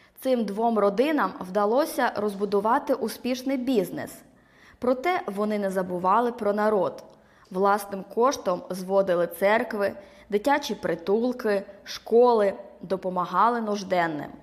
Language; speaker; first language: Ukrainian; native; Ukrainian